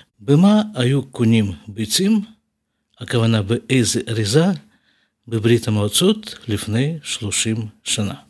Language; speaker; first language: Hebrew; non-native, fluent; Russian